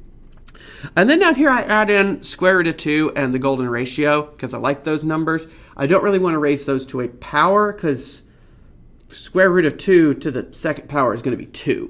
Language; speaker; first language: English; native; English